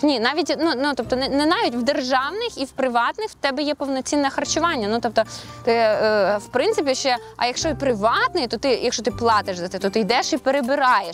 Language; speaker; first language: Ukrainian; native; Ukrainian